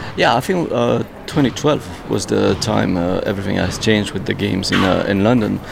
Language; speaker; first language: English; non-native, fluent; French